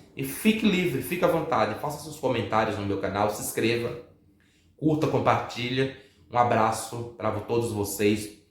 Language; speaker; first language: Portuguese; native; Portuguese